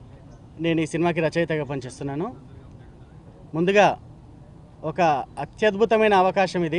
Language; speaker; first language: Telugu; native; Telugu